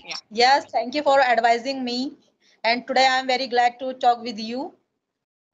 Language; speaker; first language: English; non-native, learner; Hindi